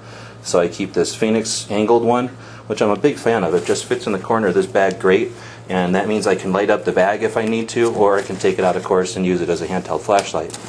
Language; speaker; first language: English; native; English